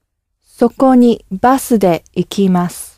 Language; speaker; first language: Japanese; non-native, learner; English